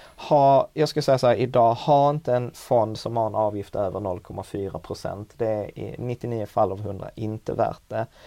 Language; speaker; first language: Swedish; early bilingual, other home language; Czech